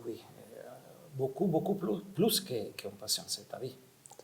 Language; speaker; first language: French; non-native, fluent; Italian